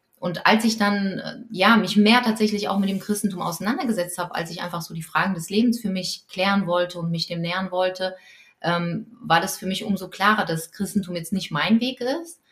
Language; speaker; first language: German; early bilingual, other home language; Polish